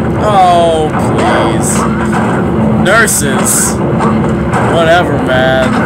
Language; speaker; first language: English; native; English